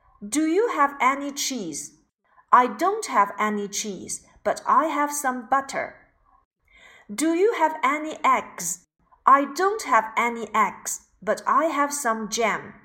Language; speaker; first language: English; non-native, fluent; Chinese